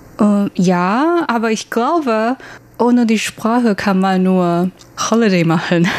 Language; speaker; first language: German; non-native, learner; Chinese